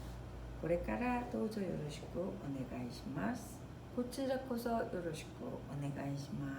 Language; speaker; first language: Japanese; non-native, fluent; Korean